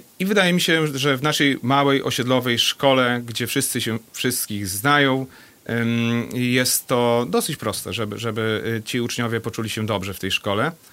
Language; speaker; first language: Polish; native; Polish